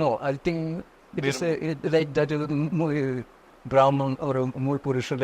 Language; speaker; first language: English; non-native, local second language; Konkani